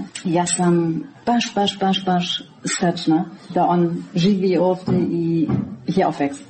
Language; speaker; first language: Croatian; non-native, learner; German